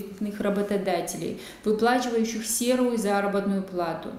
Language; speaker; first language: Russian; native; Russian